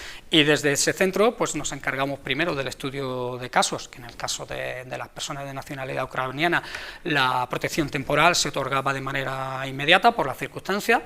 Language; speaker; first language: Spanish; native; Spanish